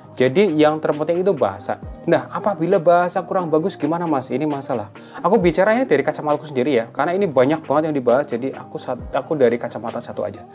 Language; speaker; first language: Indonesian; native; Indonesian